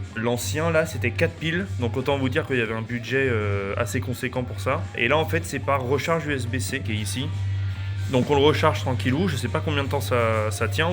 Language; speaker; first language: French; native; French